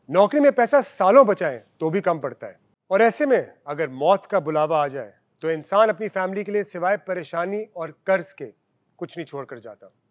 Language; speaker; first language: Urdu; native; Urdu